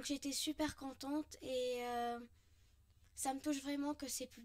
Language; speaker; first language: French; non-native, local second language; Arabic